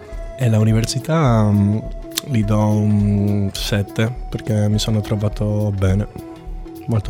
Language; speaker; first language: Italian; non-native, learner; Spanish